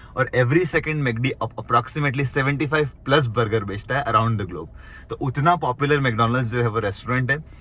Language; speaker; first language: Hindi; native; Hindi